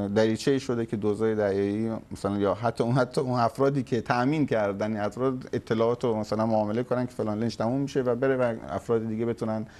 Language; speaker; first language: Persian; native; Persian